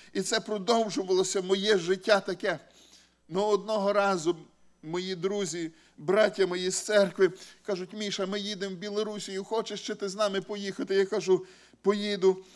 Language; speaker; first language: Ukrainian; native; Ukrainian